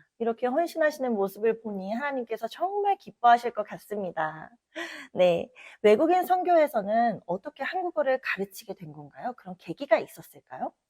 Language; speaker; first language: Korean; native; Korean